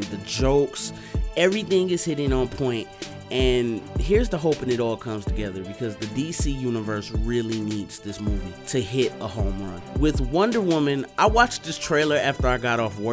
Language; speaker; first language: English; native; English